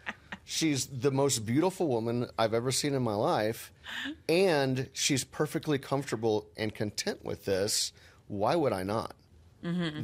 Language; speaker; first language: English; native; English